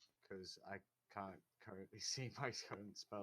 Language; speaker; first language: English; native; English